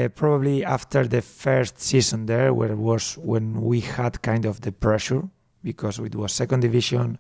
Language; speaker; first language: English; non-native, fluent; Spanish